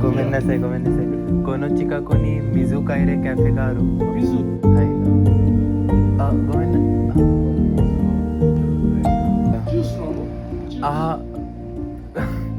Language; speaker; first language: Japanese; non-native, learner; Hindi